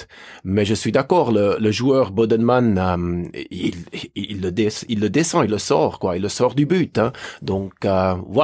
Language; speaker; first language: French; native; French